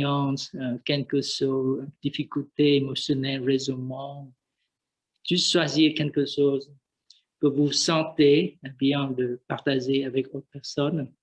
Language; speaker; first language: French; non-native, learner; Vietnamese